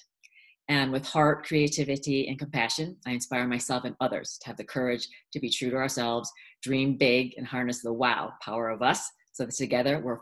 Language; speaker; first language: English; early bilingual, other home language; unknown